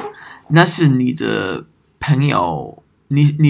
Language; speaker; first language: Chinese; non-native, learner; German